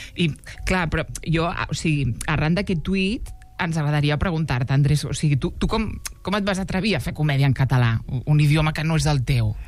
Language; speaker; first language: Catalan; native; Catalan